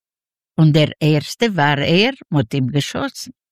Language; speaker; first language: German; non-native, learner; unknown